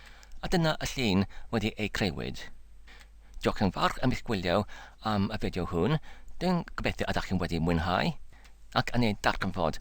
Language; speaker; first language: Welsh; non-native, learner; English